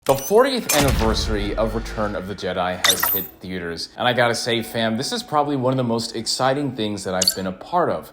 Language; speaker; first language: English; native; English